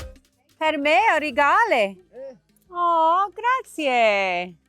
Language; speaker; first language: Italian; non-native, learner; English